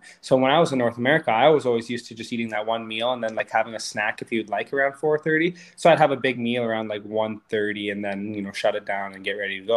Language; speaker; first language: English; native; English